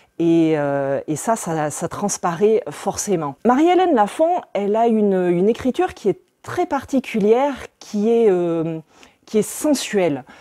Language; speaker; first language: French; native; French